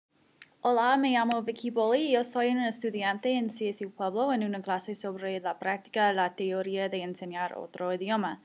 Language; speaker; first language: Spanish; non-native, fluent; English